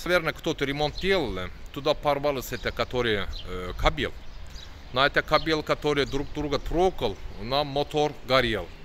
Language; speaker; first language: Russian; non-native, learner; Turkish